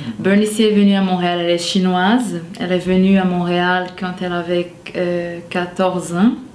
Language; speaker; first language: French; non-native, fluent; Portuguese